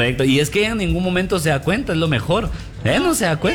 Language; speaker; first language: Spanish; native; Spanish